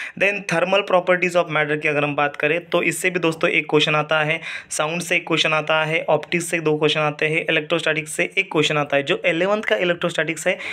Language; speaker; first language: Hindi; non-native, local second language; Marathi